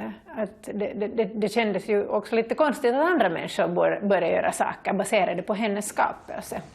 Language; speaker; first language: Swedish; native; Swedish